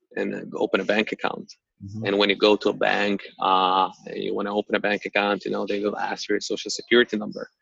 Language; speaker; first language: English; non-native, fluent; Slovak